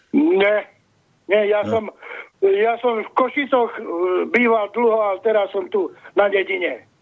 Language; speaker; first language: Slovak; native; Slovak